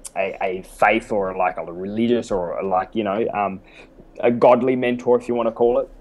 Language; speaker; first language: English; native; English